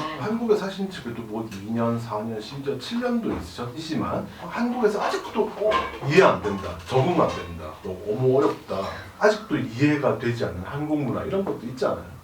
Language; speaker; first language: Korean; native; Korean